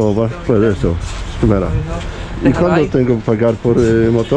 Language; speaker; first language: Spanish; non-native, learner; Polish